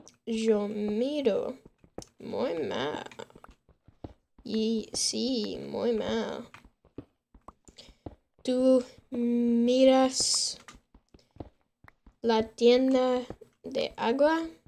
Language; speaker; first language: Spanish; non-native, learner; English